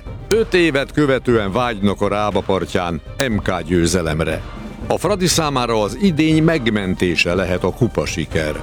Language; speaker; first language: Hungarian; native; Hungarian